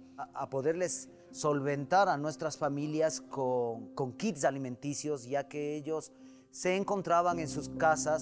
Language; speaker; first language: Spanish; native; Spanish